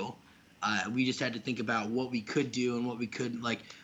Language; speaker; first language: English; native; English